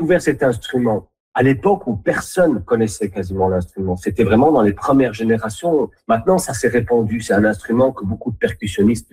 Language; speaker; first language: French; native; French